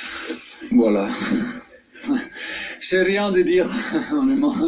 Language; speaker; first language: French; non-native, fluent; German